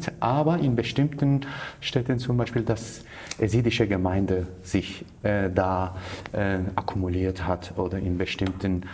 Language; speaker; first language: German; non-native, fluent; Kurdish